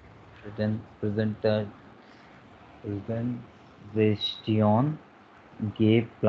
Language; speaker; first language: German; non-native, learner; Hindi